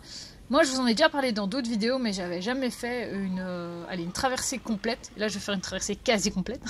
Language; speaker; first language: French; native; French